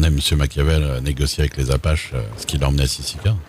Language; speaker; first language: French; native; French